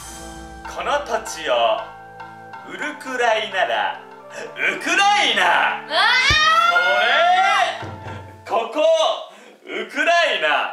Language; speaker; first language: Japanese; native; Japanese